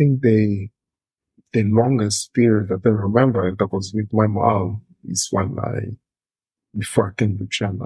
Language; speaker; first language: English; non-native, fluent; Portuguese